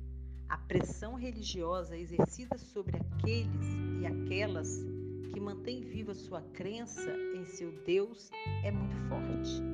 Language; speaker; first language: Portuguese; native; Portuguese